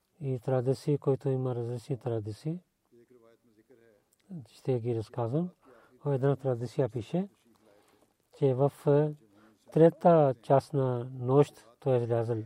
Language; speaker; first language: Bulgarian; non-native, fluent; Urdu